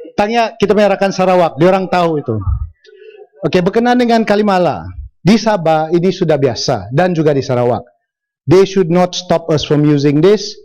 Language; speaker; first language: Malay; non-native, local second language; Central Dusun